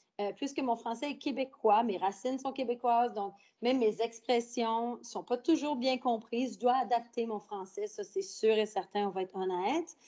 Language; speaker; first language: French; native; French